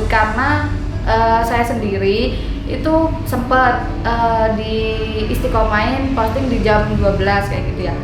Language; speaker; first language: Indonesian; native; Indonesian